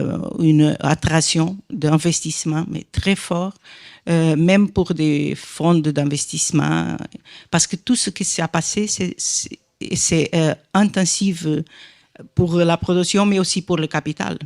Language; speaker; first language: French; non-native, fluent; Portuguese